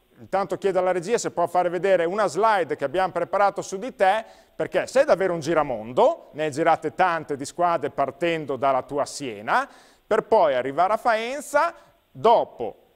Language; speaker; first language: Italian; native; Italian